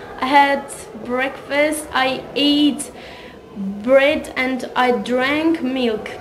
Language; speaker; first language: English; non-native, learner; Uzbek